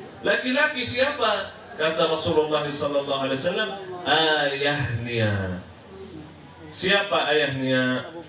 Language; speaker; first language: Malay; non-native, fluent; Arabic